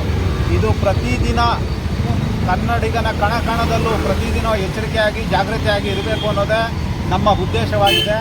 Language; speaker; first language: Kannada; native; Kannada